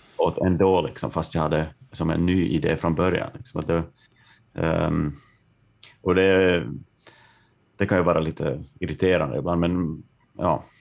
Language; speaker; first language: Swedish; native; Swedish